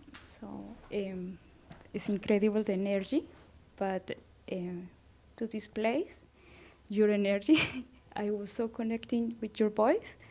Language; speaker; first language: English; non-native, learner; Spanish